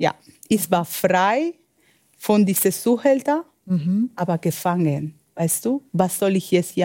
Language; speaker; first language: German; non-native, learner; Spanish